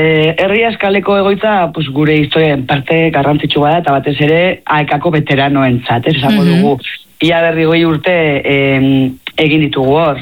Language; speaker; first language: Basque; native; Basque